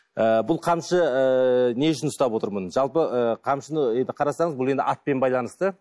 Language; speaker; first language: Kazakh; native; Kazakh